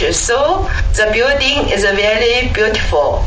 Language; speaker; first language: English; non-native, learner; Chinese